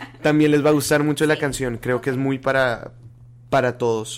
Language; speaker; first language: Spanish; native; Spanish